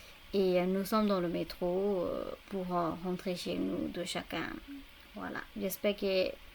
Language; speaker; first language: French; non-native, fluent; Burmese